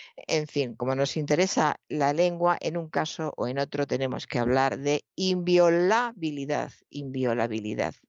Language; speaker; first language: Spanish; native; Spanish